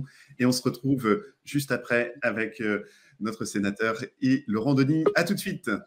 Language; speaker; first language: French; native; French